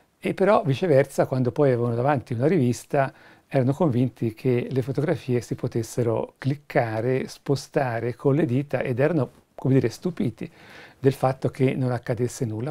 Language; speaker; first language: Italian; native; Italian